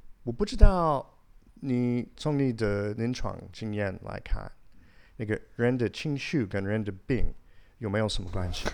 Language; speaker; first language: Chinese; non-native, fluent; English